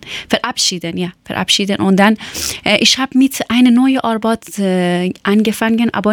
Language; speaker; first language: German; non-native, learner; Persian